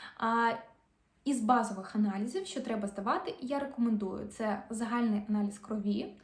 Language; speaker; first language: Ukrainian; non-native, local second language; Russian